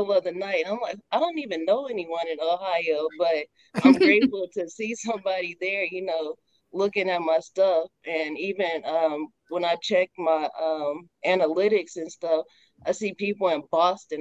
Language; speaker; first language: English; native; English